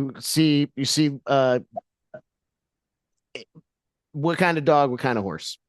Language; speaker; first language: English; native; English